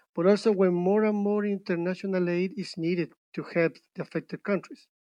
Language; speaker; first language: English; non-native, fluent; Spanish